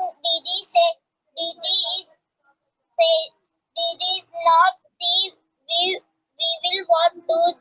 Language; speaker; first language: English; non-native, learner; Hindi